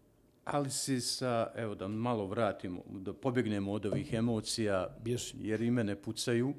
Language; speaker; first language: Serbian; native; Serbian